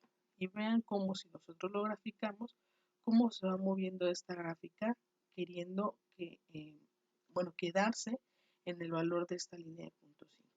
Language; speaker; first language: Spanish; native; Spanish